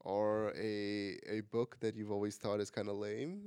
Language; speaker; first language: English; non-native, local second language; Marathi